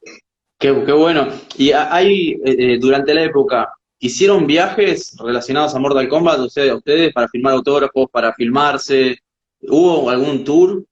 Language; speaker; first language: Spanish; native; Spanish